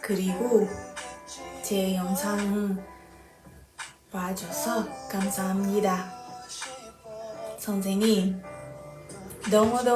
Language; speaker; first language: Korean; non-native, learner; Portuguese